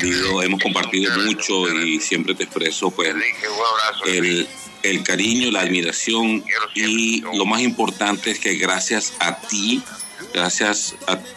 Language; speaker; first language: Spanish; native; Spanish